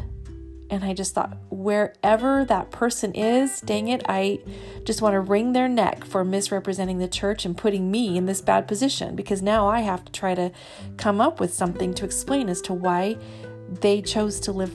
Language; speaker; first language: English; native; English